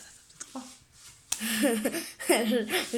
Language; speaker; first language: French; native; French